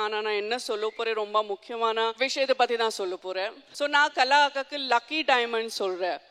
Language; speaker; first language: Tamil; non-native, local second language; Gujarati